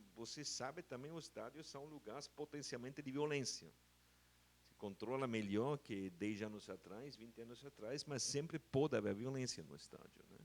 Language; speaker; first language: Portuguese; non-native, fluent; German